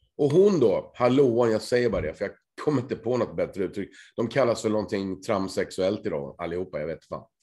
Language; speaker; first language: Swedish; native; Swedish